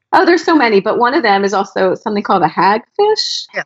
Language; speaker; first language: English; native; English